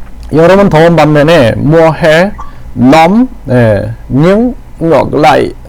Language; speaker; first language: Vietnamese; non-native, learner; Korean